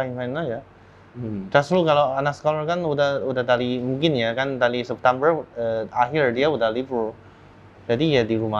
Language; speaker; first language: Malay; non-native, fluent; Chinese